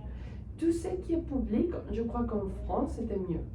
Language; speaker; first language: French; non-native, fluent; Spanish